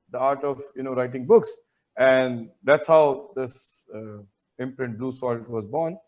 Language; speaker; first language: English; non-native, local second language; Hindi